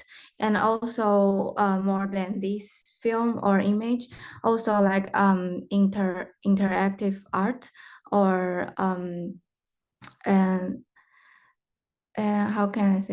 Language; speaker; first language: English; non-native, fluent; Chinese